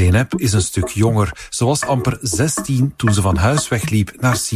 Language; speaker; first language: Dutch; native; Dutch